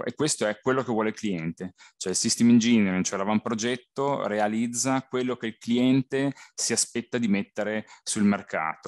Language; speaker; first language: Italian; native; Italian